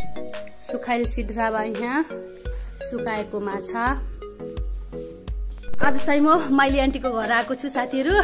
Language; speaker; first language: Nepali; non-native, local second language; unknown